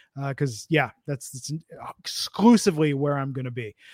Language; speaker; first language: English; native; English